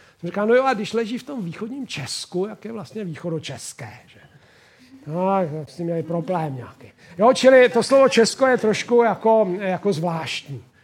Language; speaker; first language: Czech; native; Czech